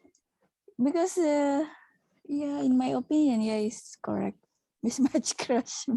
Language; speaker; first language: English; non-native, learner; Indonesian